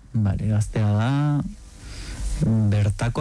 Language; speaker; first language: Basque; native; Basque